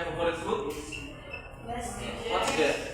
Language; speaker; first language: English; non-native, learner; Indonesian